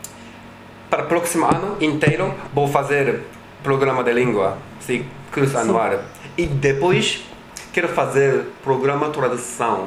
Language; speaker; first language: Portuguese; non-native, learner; Japanese